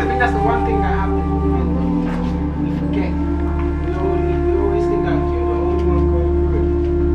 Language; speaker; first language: English; native; English